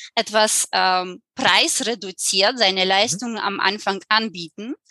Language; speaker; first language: German; non-native, fluent; Ukrainian